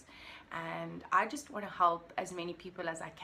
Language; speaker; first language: English; native; English